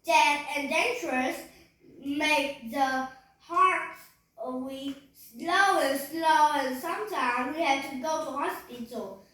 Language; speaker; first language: English; non-native, learner; Vietnamese